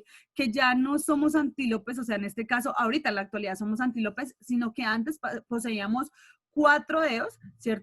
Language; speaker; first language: Spanish; native; Spanish